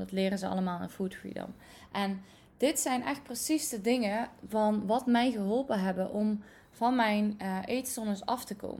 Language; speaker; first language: Dutch; native; Dutch